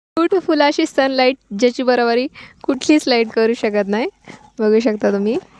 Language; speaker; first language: Marathi; non-native, local second language; Lambadi